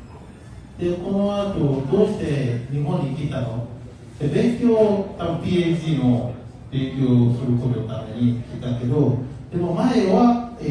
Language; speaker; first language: Japanese; non-native, learner; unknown